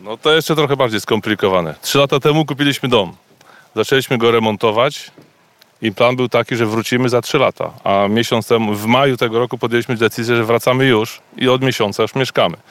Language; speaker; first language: Polish; native; Polish